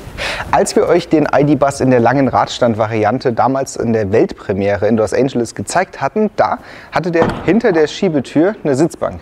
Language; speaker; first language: German; native; German